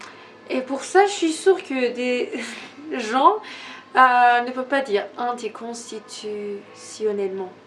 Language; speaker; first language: French; non-native, learner; Persian